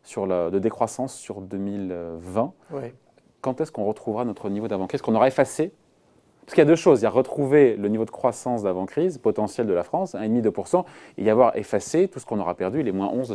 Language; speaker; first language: French; native; French